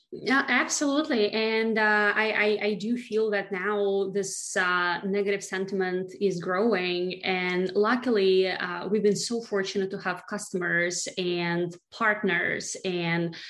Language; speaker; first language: English; non-native, fluent; Russian